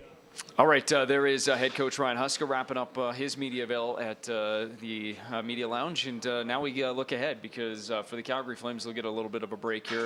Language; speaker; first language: English; native; English